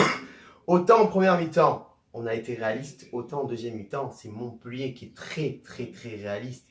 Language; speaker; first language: French; native; French